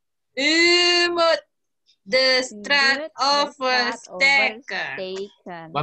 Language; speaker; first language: Dutch; non-native, learner; Indonesian